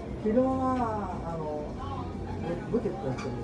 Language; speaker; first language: Japanese; native; Japanese